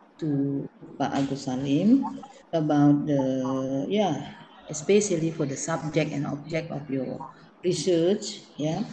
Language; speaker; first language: English; non-native, learner; Indonesian